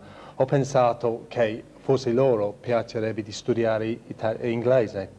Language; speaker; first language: Italian; non-native, learner; English